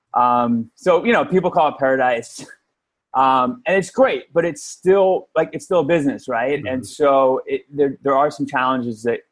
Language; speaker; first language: English; native; English